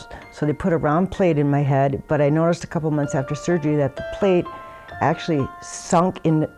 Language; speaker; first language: English; native; English